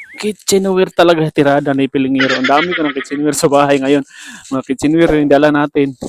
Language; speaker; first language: Filipino; non-native, local second language; Cebuano